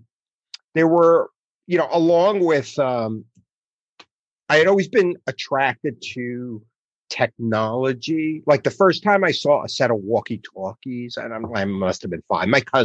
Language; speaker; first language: English; native; English